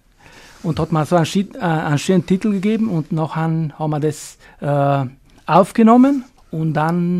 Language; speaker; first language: German; non-native, fluent; Albanian